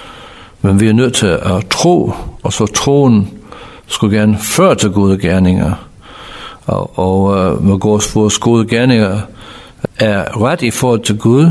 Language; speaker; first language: Danish; non-native, fluent; English